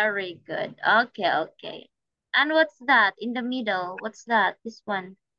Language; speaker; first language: English; non-native, fluent; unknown